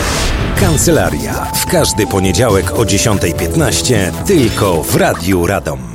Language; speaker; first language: Polish; native; Polish